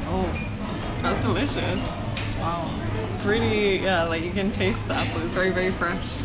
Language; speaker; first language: English; native; English